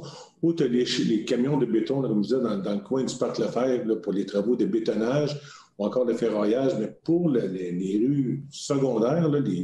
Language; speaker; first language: French; native; French